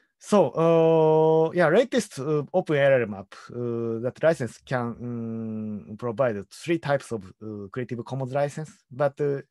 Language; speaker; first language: English; non-native, learner; Japanese